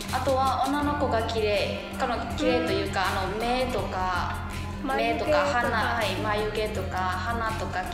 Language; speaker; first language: Japanese; non-native, fluent; Burmese